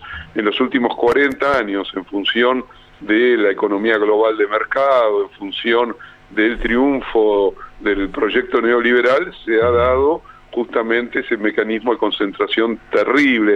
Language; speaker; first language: Spanish; native; Spanish